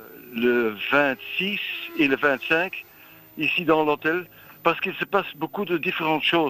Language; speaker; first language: French; non-native, local second language; Dutch